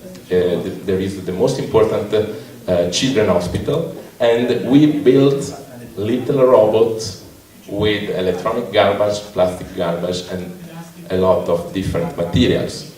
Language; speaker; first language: English; non-native, learner; Italian